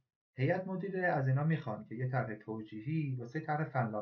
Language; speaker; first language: Persian; native; Persian